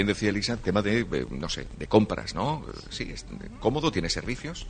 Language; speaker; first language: Spanish; native; Spanish